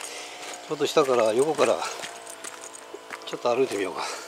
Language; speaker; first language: Japanese; native; Japanese